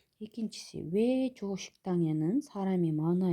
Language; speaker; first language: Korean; non-native, fluent; Kyrgyz